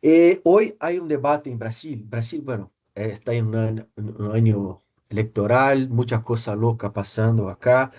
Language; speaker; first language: Spanish; non-native, fluent; Portuguese